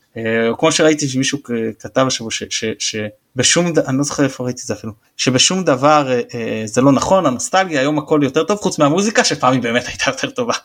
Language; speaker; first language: Hebrew; native; Hebrew